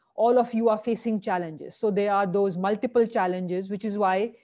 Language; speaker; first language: English; non-native, local second language; Hindi